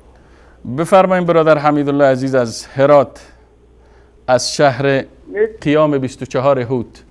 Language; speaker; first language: Persian; native; Persian